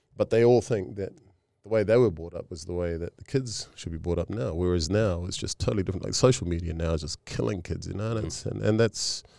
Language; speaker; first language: English; early bilingual, other home language; Tongan